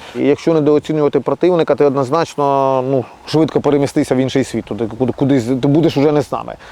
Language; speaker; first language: Ukrainian; native; Ukrainian